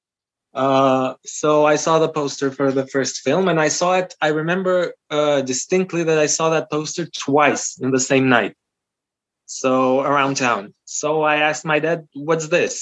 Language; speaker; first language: English; non-native, fluent; Albanian